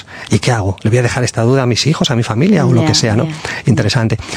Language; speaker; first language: Spanish; native; Spanish